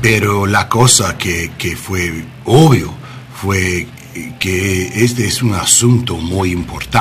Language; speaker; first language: Spanish; non-native, learner; English